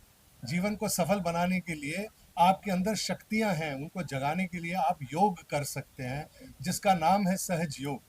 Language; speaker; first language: Hindi; native; Hindi